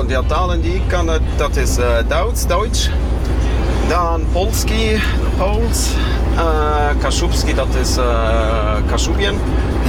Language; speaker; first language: Dutch; non-native, fluent; Kashubian